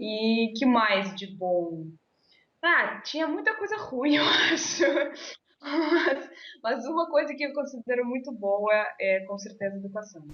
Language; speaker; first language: Portuguese; non-native, fluent; Russian